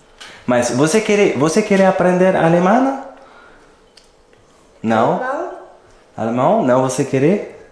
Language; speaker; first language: Portuguese; non-native, learner; French